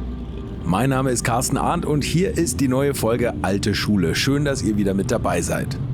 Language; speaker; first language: German; native; German